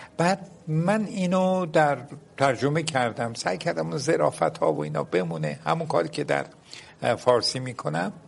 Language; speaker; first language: Persian; non-native, local second language; Azerbaijani